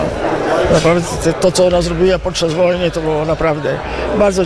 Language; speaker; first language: Polish; early bilingual, heritage; Italian